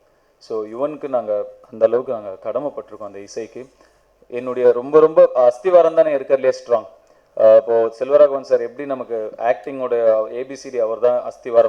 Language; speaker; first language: Tamil; native; Tamil